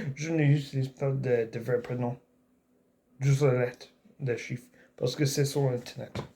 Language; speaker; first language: French; non-native, learner; English